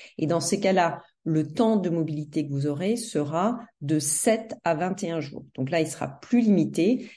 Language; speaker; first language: French; native; French